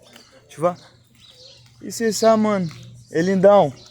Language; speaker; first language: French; non-native, learner; Portuguese